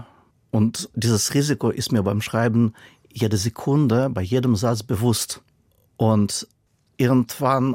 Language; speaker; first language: German; non-native, fluent; Russian